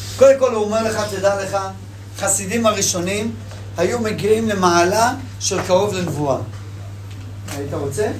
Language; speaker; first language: Hebrew; native; Hebrew